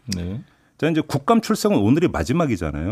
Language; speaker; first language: Korean; native; Korean